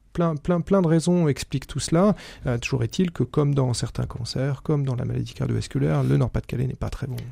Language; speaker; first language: French; native; French